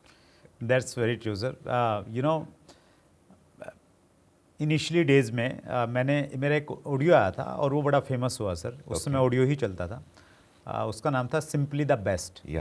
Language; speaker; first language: Hindi; native; Hindi